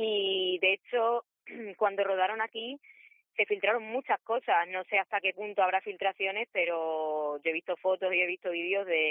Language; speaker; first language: Spanish; native; Spanish